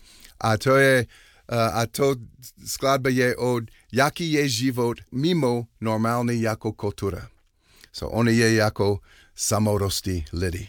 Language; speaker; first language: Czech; non-native, learner; English